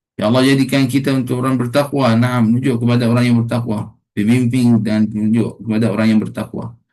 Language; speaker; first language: Malay; non-native, fluent; Arabic